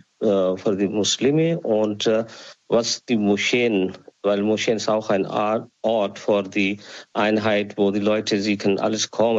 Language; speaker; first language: German; non-native, learner; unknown